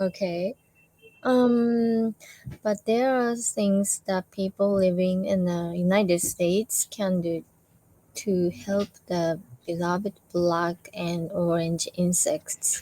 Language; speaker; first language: English; non-native, learner; Japanese